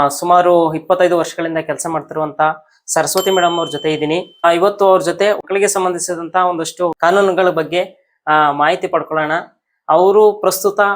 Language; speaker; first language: Kannada; native; Kannada